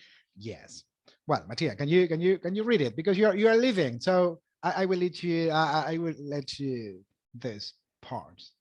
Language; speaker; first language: English; non-native, fluent; Spanish